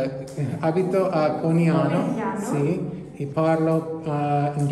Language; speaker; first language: Italian; non-native, learner; English